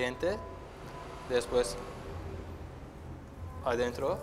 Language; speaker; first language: Spanish; non-native, learner; Turkish